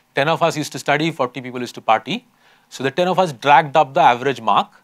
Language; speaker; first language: English; non-native, local second language; Hindi